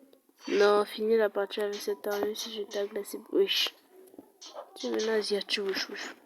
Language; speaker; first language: French; native; French